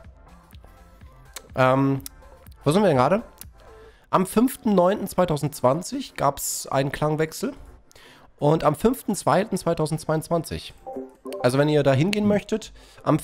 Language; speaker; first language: German; native; German